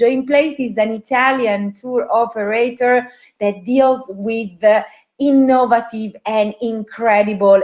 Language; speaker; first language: English; non-native, fluent; Italian